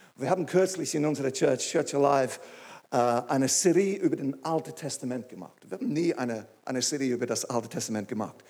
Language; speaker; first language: German; non-native, fluent; English